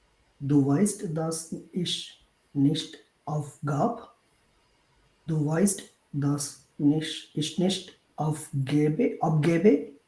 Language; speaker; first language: German; non-native, learner; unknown